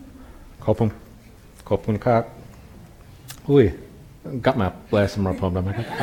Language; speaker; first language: Thai; non-native, fluent; English